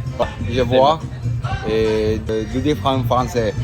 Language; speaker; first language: French; non-native, learner; Spanish